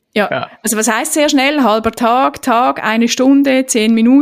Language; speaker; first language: German; native; German